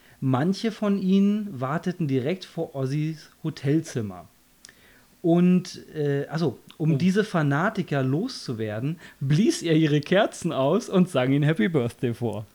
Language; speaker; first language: German; early bilingual, other home language; Polish